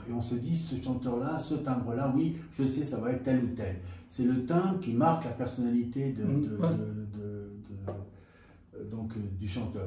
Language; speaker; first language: French; native; French